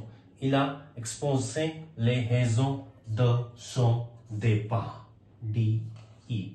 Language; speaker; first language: French; non-native, learner; Hindi